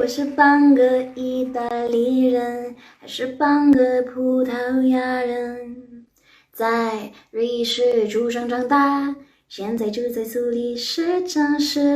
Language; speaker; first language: Chinese; non-native, learner; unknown